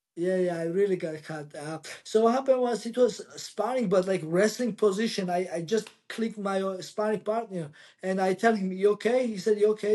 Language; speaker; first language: English; non-native, learner; Georgian